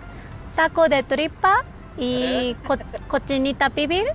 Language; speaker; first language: Spanish; non-native, learner; Japanese